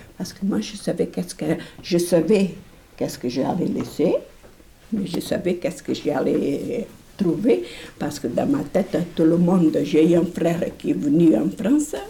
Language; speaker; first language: French; non-native, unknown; Portuguese